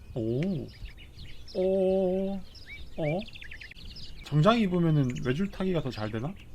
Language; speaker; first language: Korean; non-native, fluent; Finnish